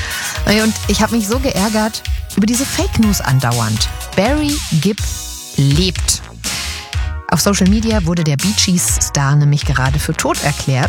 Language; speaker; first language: German; native; German